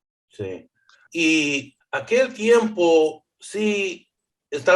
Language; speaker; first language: Spanish; early bilingual, heritage; English